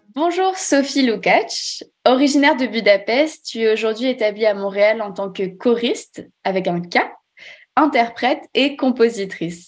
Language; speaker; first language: French; native; French